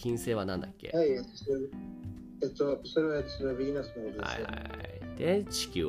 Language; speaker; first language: Japanese; non-native, learner; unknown